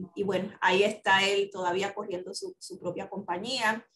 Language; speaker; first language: Spanish; native; Spanish